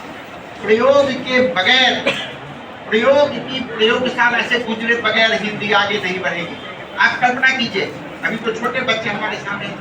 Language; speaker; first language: Hindi; native; Hindi